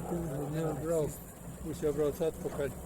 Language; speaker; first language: Latvian; early bilingual, heritage; Latvian